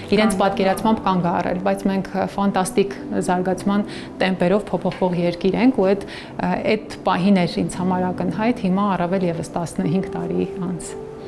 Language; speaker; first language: Armenian; native; Armenian